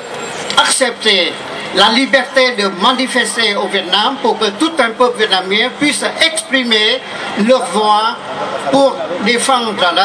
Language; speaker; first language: French; non-native, fluent; Vietnamese